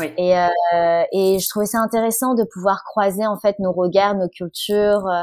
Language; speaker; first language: French; early bilingual, other home language; Vietnamese